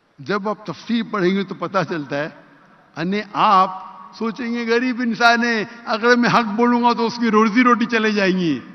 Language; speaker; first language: Urdu; non-native, local second language; Konkani